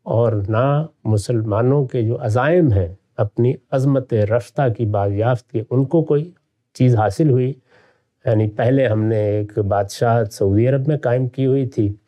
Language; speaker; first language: Urdu; non-native, local second language; Punjabi